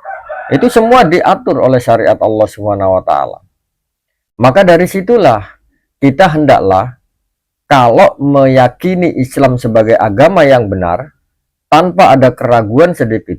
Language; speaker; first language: Indonesian; native; Indonesian